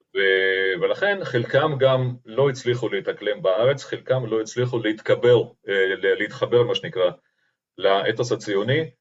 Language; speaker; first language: Hebrew; non-native, fluent; Russian